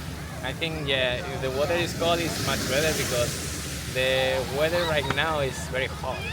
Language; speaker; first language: English; non-native, fluent; Spanish